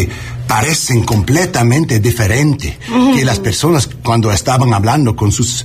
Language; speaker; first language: Spanish; non-native, learner; English